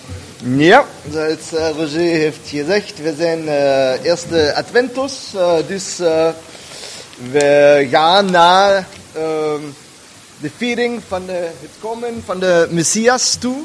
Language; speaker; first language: German; non-native, learner; Dutch